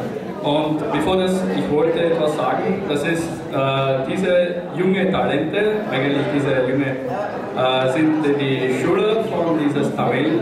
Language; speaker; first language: German; non-native, learner; Tamil